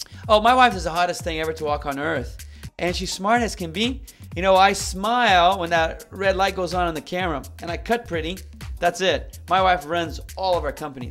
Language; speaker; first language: English; early bilingual, other home language; Portuguese